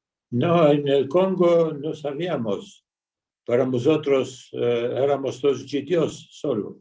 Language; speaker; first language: Spanish; early bilingual, heritage; Ladino